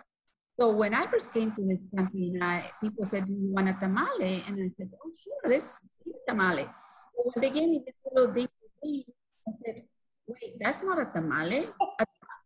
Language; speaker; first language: English; non-native, fluent; Spanish